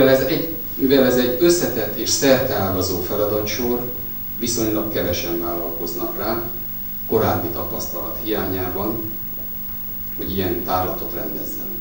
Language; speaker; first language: Hungarian; native; Hungarian